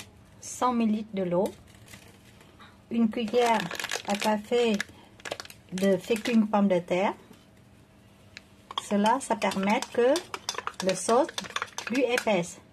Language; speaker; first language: French; non-native, fluent; Vietnamese